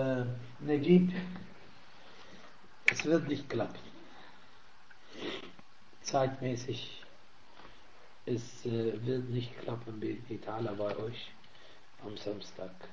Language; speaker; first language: German; non-native, fluent; Arabic